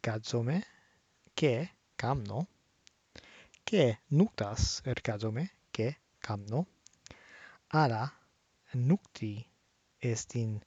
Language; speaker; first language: Greek; non-native, learner; English